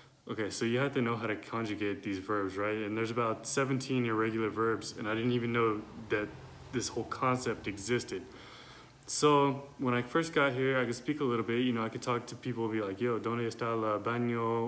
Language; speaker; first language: English; native; English